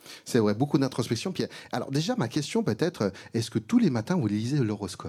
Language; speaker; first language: French; native; French